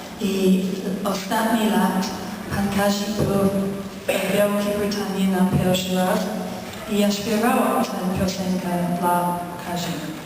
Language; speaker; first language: Polish; early bilingual, heritage; English